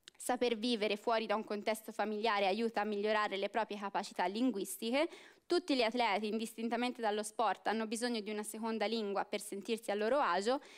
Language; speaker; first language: Italian; native; Italian